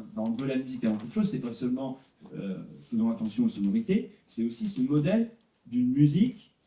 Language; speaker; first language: French; native; French